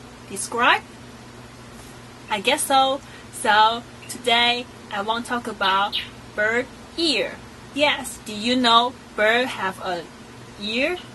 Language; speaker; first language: English; non-native, learner; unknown